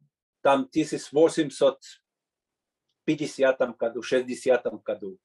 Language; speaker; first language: Russian; non-native, fluent; Finnish